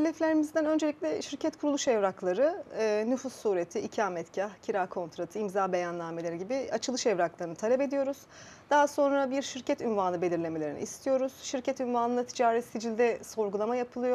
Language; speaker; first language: Turkish; native; Turkish